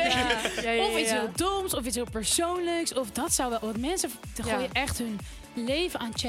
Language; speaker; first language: Dutch; native; Dutch